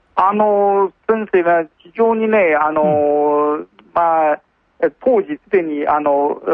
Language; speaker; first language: Japanese; non-native, fluent; Chinese